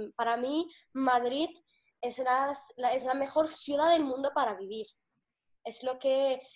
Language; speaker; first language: Spanish; non-native, fluent; Arabic